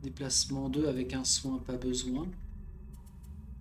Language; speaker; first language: French; native; French